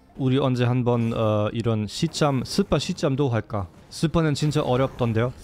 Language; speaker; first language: Korean; non-native, fluent; German